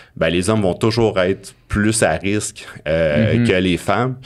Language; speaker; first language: French; native; French